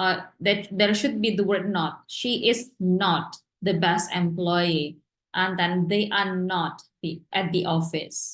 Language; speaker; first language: English; non-native, fluent; Indonesian